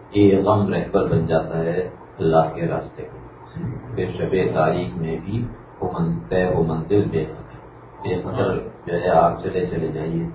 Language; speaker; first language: Urdu; native; Urdu